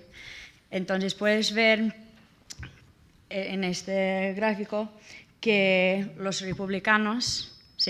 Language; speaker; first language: Spanish; non-native, learner; English